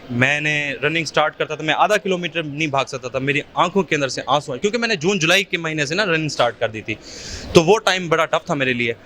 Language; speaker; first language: Urdu; native; Urdu